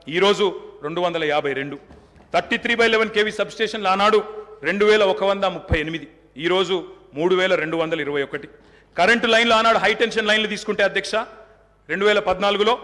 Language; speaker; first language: Telugu; native; Telugu